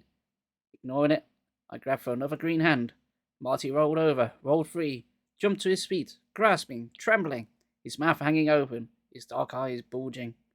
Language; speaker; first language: English; native; English